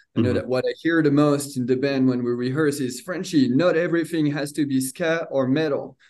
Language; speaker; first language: English; non-native, fluent; French